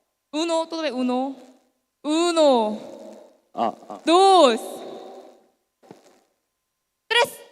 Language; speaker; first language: Spanish; non-native, learner; Korean